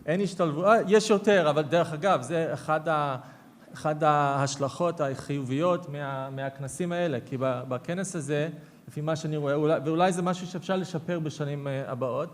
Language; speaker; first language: Hebrew; non-native, fluent; English